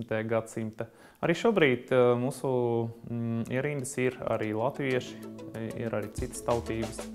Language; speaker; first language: Latvian; non-native, local second language; Russian